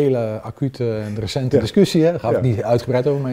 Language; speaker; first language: Dutch; native; Dutch